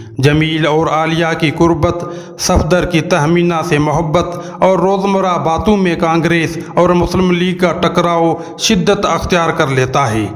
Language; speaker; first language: Urdu; non-native, local second language; Sindhi